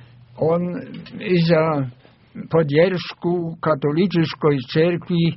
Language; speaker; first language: Russian; non-native, fluent; German